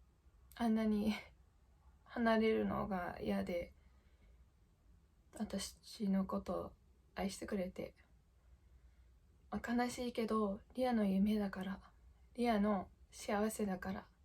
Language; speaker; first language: Japanese; non-native, fluent; English